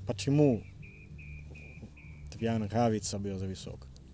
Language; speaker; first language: Russian; non-native, learner; Italian